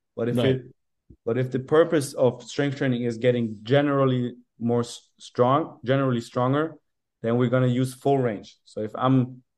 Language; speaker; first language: English; non-native, fluent; German